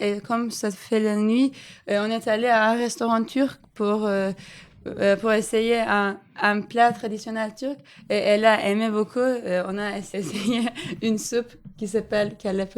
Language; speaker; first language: French; non-native, fluent; Turkish